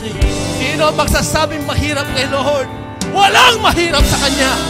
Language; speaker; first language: Filipino; native; Filipino